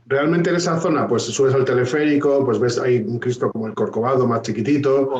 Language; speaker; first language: Spanish; native; Spanish